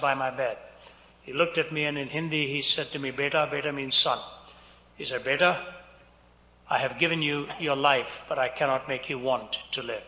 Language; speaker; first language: English; non-native, local second language; Hindi